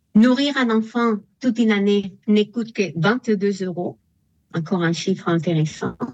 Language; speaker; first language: French; non-native, fluent; Spanish